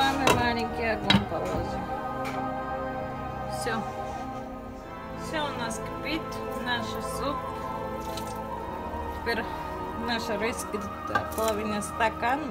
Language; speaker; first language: Russian; non-native, learner; Tajik